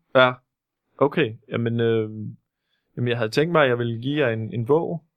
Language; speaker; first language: Danish; native; Danish